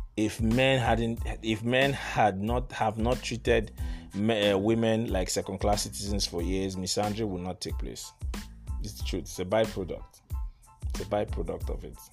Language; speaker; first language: English; non-native, local second language; Igbo